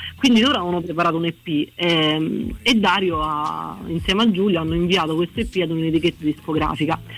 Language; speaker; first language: Italian; native; Italian